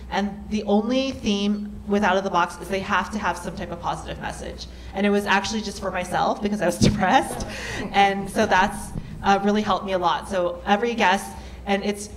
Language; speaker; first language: English; native; English